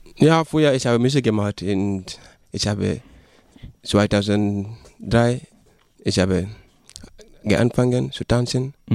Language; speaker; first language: German; non-native, learner; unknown